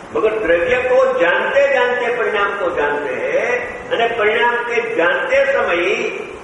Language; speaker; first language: Hindi; non-native, local second language; Gujarati